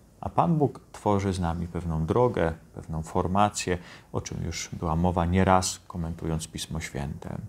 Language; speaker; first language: Polish; native; Polish